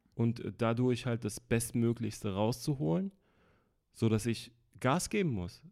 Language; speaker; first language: German; early bilingual, other home language; Turkish